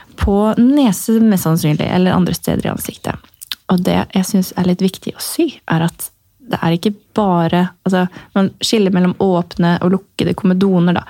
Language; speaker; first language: Norwegian; native; Norwegian